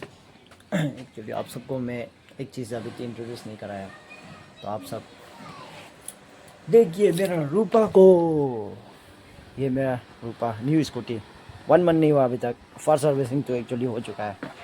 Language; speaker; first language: Hindi; non-native, local second language; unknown